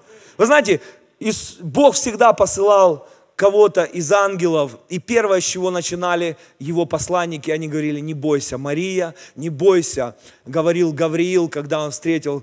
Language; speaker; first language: Russian; native; Russian